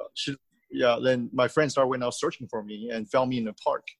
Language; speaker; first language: English; early bilingual, other home language; Chinese